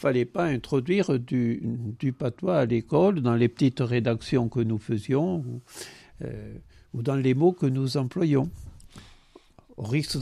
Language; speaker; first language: French; non-native, local second language; Occitan